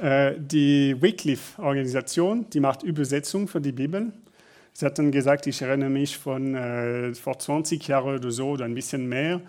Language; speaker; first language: German; non-native, learner; French